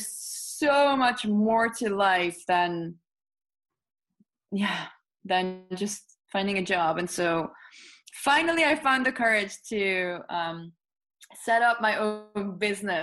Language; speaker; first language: English; non-native, fluent; Dutch